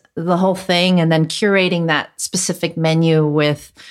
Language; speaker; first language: English; early bilingual, other home language; Cantonese